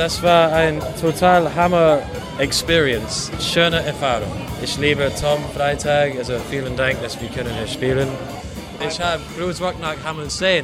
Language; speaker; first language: German; non-native, learner; English